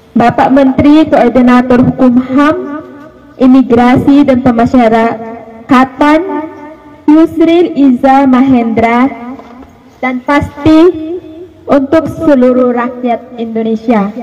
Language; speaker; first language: Indonesian; non-native, fluent; Filipino